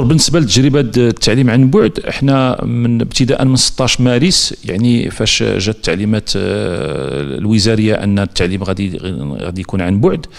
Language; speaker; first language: Arabic; native; Arabic